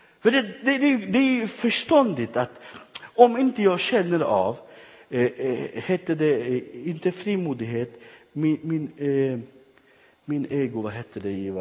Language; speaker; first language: Swedish; non-native, fluent; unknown